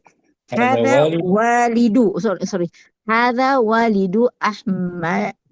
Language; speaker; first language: Arabic; non-native, learner; Indonesian